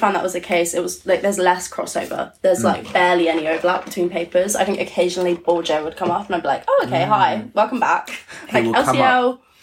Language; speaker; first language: English; native; English